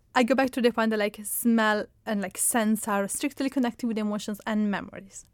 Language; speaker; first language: English; non-native, fluent; Italian